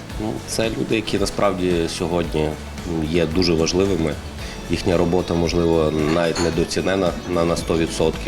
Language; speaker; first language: Ukrainian; native; Ukrainian